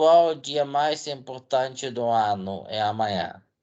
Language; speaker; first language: Portuguese; non-native, fluent; Dutch